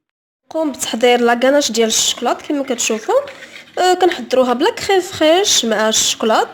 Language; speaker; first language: Arabic; native; Arabic